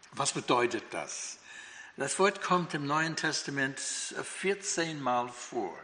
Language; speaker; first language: German; non-native, fluent; English